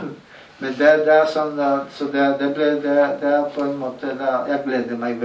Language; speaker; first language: Norwegian; non-native, learner; Polish